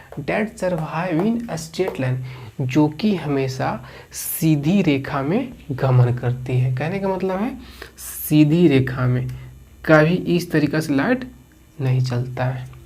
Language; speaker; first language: Hindi; native; Hindi